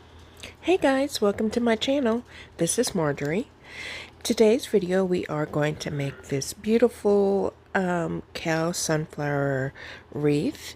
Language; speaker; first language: English; native; English